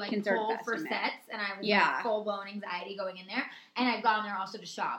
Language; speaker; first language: English; native; English